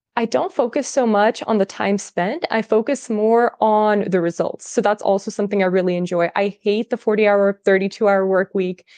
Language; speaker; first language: English; early bilingual, other home language; Russian